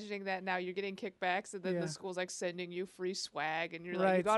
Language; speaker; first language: English; early bilingual, other home language; Chinese